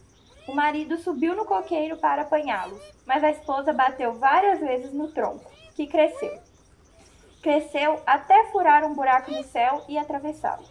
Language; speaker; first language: Portuguese; native; Portuguese